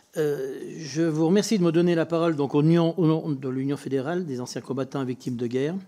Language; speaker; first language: French; native; French